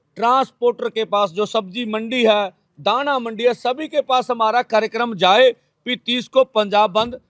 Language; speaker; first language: Hindi; non-native, local second language; Punjabi